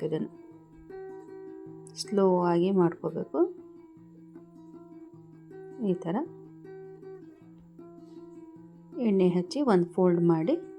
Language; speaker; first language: Kannada; native; Kannada